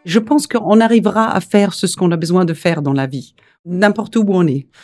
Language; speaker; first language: French; non-native, fluent; Danish